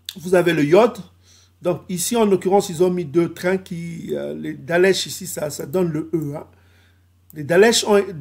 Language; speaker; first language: French; non-native, local second language; Kongo